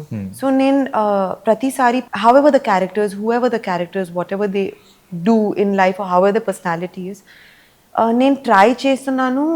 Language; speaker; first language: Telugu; early bilingual, heritage; Telugu